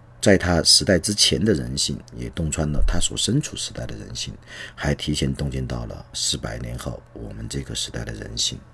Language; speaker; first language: Chinese; native; Chinese